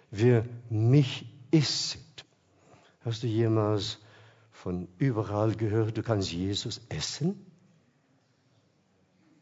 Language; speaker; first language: German; non-native, fluent; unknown